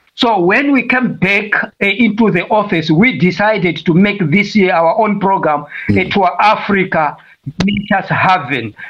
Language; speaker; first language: Zulu; non-native, fluent; Tumbuka